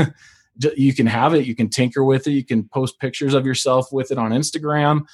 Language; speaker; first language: English; native; English